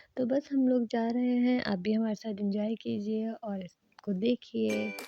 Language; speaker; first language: Urdu; native; Urdu